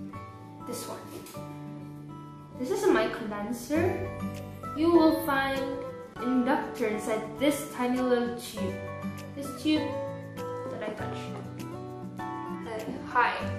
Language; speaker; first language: English; non-native, learner; Indonesian